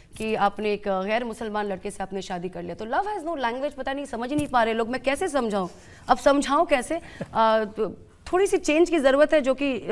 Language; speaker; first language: Hindi; non-native, local second language; Bangla